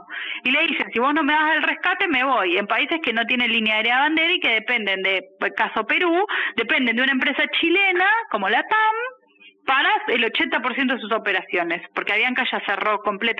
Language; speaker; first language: Spanish; native; Spanish